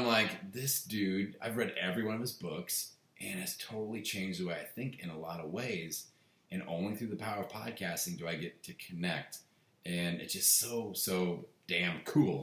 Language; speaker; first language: English; native; English